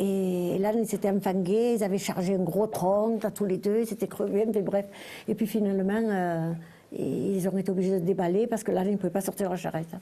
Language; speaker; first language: French; native; French